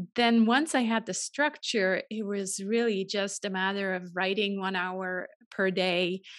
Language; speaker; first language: English; non-native, fluent; German